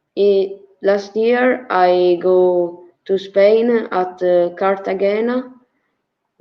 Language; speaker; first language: English; non-native, learner; Italian